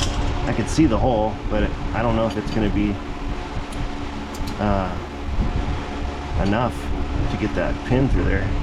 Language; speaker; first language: English; native; English